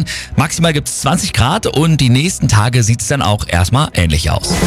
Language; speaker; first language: German; native; German